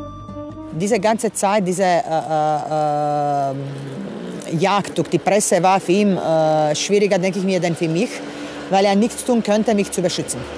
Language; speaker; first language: German; non-native, fluent; Croatian